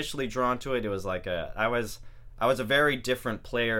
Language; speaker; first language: English; native; English